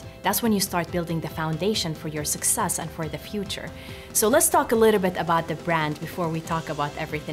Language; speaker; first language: English; non-native, fluent; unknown